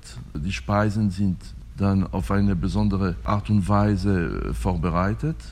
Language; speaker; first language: German; non-native, fluent; French